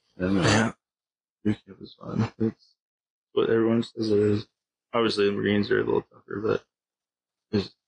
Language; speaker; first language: English; native; English